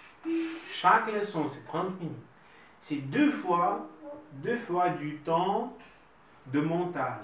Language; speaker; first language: French; non-native, fluent; Russian